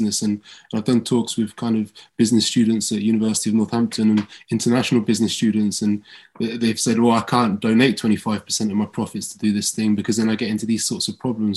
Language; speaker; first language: English; native; English